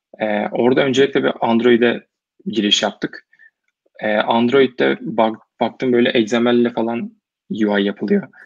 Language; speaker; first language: Turkish; native; Turkish